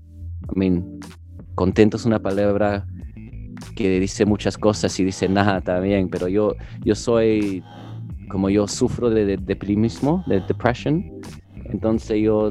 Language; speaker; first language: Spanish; early bilingual, heritage; English